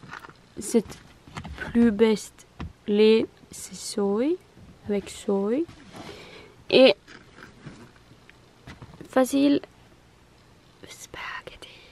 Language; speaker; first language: French; non-native, learner; Norwegian